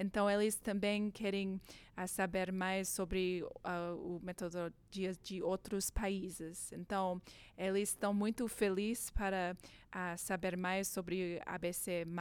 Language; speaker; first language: Portuguese; non-native, learner; English